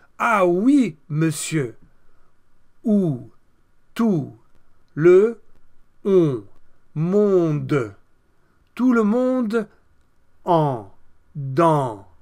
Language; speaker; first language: French; non-native, fluent; English